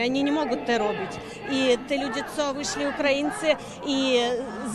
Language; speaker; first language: Polish; non-native, fluent; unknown